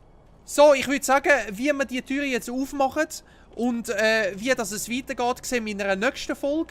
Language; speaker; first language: German; native; German